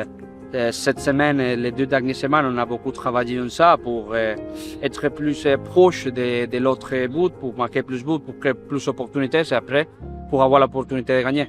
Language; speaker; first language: French; non-native, fluent; Spanish